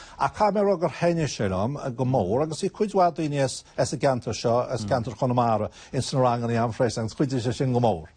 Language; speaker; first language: Irish; native; Irish